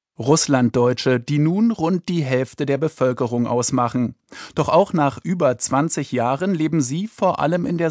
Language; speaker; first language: German; native; German